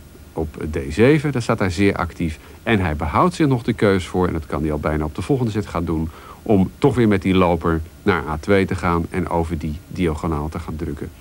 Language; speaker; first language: Dutch; native; Dutch